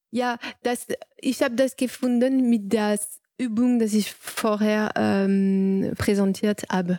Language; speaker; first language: German; non-native, fluent; French